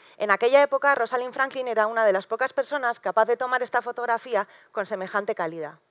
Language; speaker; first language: Spanish; native; Spanish